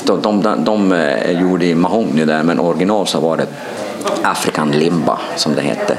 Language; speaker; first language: Swedish; native; Swedish